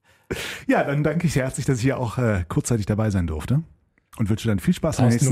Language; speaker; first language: German; native; German